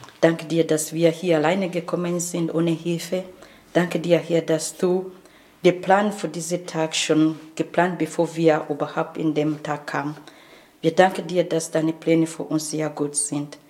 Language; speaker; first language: German; non-native, fluent; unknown